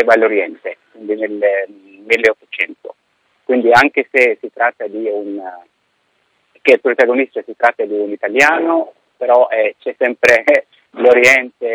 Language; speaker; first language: Italian; non-native, fluent; Arabic